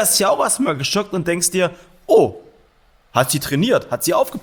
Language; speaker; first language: German; native; German